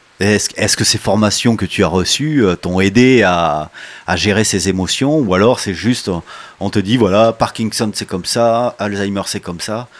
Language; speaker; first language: French; native; French